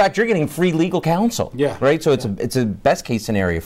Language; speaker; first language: English; native; English